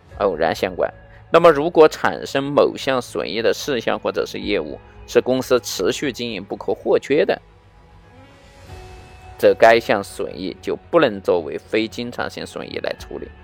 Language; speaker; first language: Chinese; native; Chinese